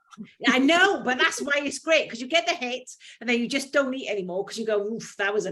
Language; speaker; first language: English; native; English